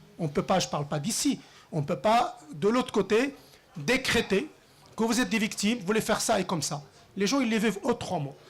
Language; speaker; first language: French; early bilingual, other home language; Riffian